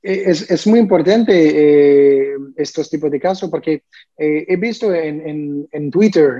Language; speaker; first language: Spanish; non-native, learner; French